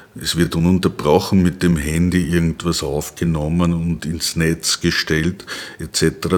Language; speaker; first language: German; native; German